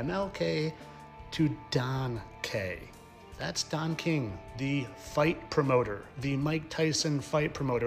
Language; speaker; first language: English; native; English